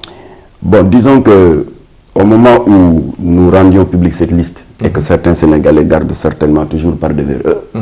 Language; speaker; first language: French; non-native, local second language; Wolof